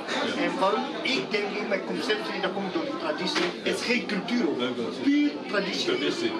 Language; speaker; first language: Dutch; non-native, learner; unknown